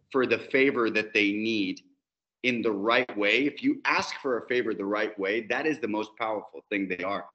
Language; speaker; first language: English; non-native, fluent; Spanish